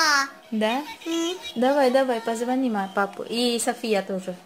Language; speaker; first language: Russian; non-native, learner; Filipino